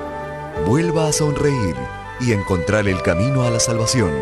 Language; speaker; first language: Spanish; native; Spanish